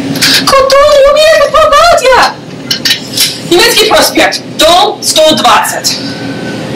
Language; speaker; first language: Russian; non-native, learner; English